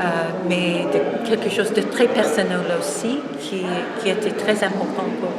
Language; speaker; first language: French; non-native, fluent; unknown